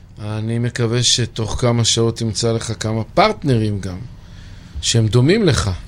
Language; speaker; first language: Hebrew; native; Hebrew